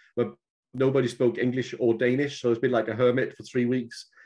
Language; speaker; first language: English; non-native, fluent; Danish